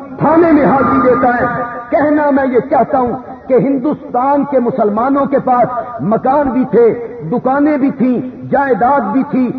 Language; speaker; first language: Urdu; non-native, local second language; Punjabi